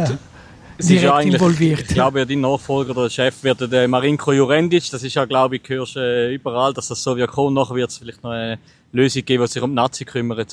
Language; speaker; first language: German; native; German